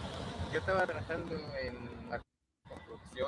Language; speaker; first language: Spanish; non-native, learner; Haitian Creole